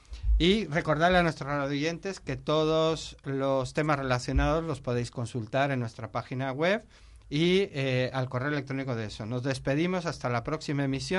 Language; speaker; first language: Spanish; native; Spanish